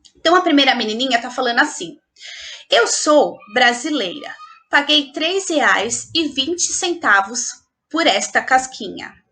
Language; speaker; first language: Portuguese; native; Portuguese